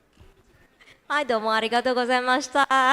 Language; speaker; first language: Japanese; non-native, fluent; Malay